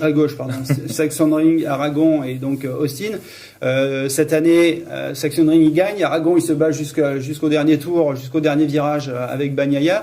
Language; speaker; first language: French; native; French